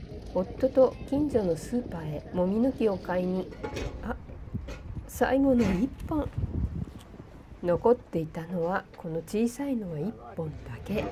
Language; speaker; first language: Japanese; native; Japanese